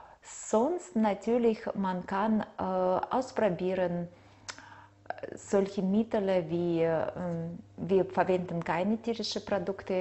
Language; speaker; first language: German; non-native, fluent; Russian